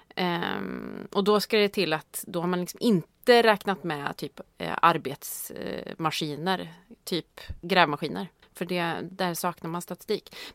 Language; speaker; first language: Swedish; native; Swedish